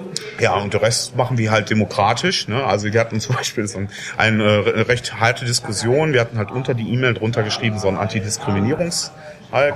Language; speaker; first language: German; native; German